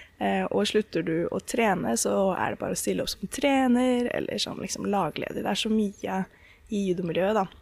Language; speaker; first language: Norwegian; native; Norwegian